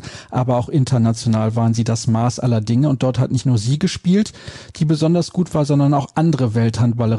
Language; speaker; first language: German; native; German